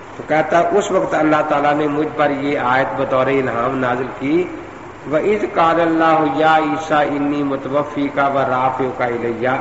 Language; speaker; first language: Urdu; non-native, local second language; Punjabi